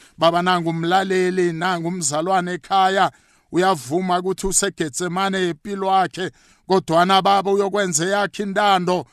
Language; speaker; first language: Zulu; non-native, local second language; South Ndebele